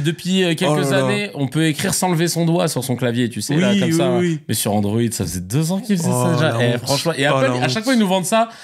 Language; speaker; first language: French; native; French